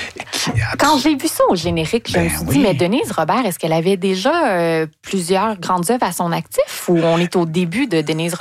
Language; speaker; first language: French; native; French